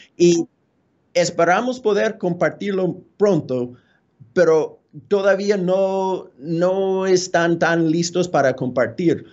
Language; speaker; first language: Spanish; non-native, fluent; English